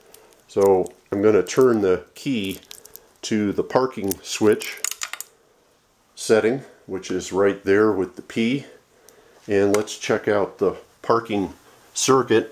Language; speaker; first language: English; native; English